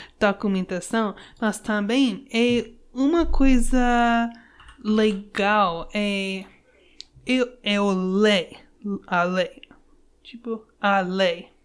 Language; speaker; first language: Portuguese; non-native, learner; English